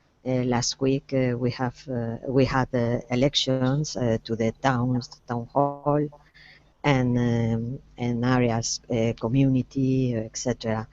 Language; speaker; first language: English; non-native, learner; Spanish